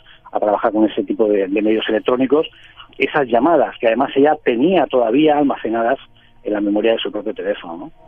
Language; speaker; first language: Spanish; native; Spanish